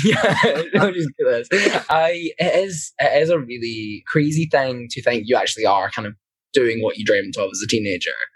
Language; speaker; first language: English; native; English